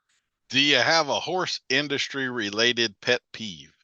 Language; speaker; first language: English; native; English